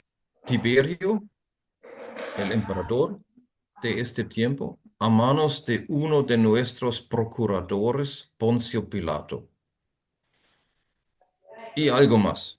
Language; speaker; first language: Spanish; non-native, fluent; German